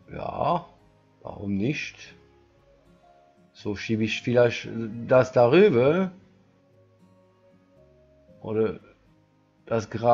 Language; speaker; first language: German; non-native, learner; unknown